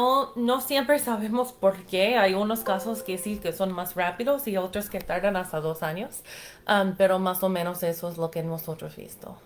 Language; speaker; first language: Spanish; non-native, fluent; English